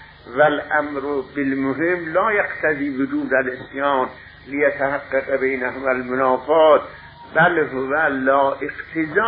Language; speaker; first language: Arabic; non-native, fluent; Persian